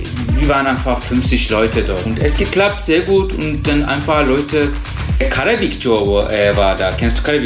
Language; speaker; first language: German; non-native, learner; Turkish